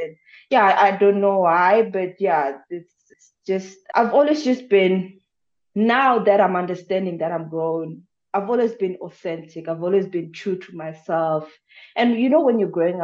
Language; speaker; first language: English; non-native, local second language; Tsonga